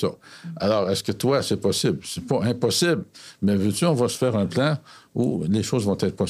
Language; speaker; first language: French; native; French